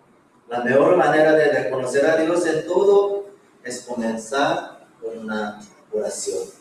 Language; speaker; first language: Spanish; non-native, fluent; Korean